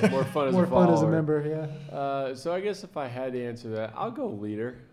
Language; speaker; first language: English; native; English